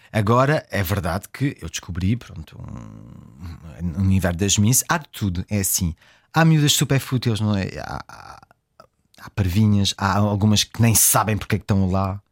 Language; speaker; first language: Portuguese; early bilingual, heritage; French